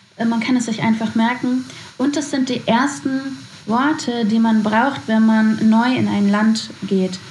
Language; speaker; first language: German; native; German